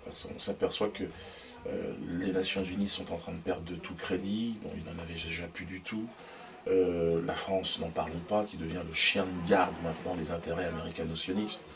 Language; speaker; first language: French; native; French